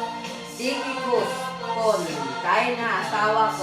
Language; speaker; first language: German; non-native, learner; Filipino